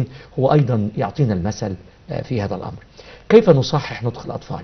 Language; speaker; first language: Arabic; native; Arabic